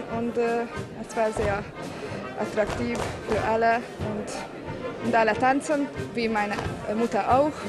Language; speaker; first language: German; non-native, local second language; Hungarian